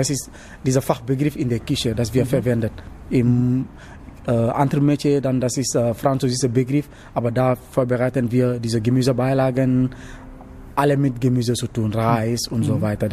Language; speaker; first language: German; non-native, learner; Wolof